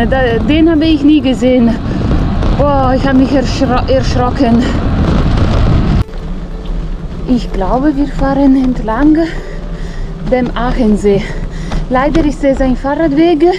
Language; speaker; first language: German; non-native, fluent; Italian